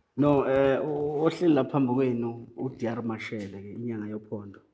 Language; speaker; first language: Zulu; native; Zulu